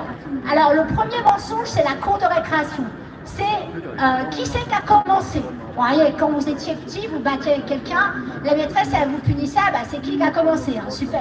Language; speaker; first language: French; native; French